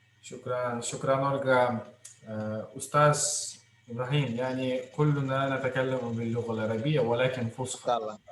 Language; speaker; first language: Arabic; non-native, fluent; Russian